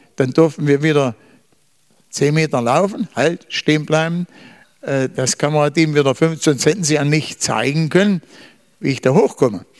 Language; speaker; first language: German; native; German